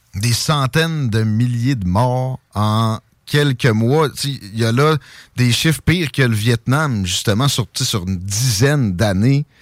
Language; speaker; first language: French; native; French